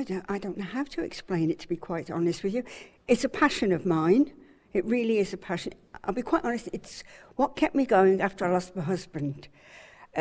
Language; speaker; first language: English; native; English